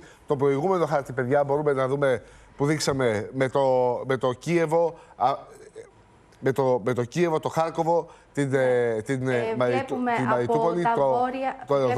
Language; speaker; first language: Greek; native; Greek